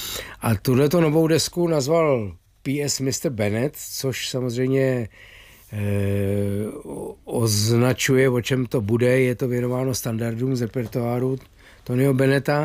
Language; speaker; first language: Czech; native; Czech